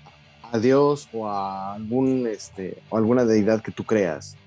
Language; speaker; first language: Spanish; native; Spanish